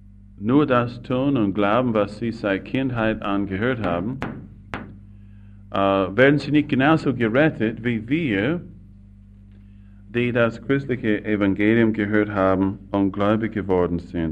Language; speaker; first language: German; non-native, fluent; English